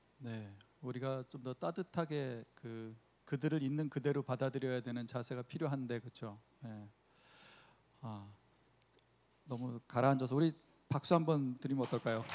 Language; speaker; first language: Korean; native; Korean